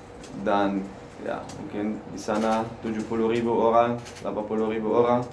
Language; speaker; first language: Indonesian; non-native, learner; Dutch